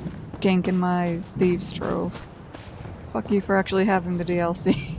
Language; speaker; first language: English; native; English